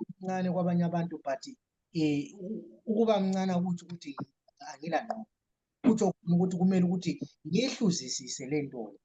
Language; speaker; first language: Zulu; native; Zulu